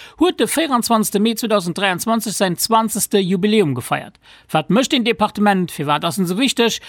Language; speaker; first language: Luxembourgish; native; Luxembourgish